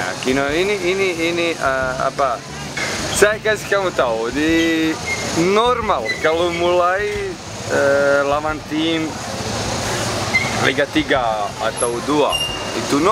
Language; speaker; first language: Indonesian; non-native, learner; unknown